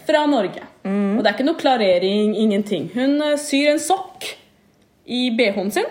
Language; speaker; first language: Norwegian; early bilingual, other home language; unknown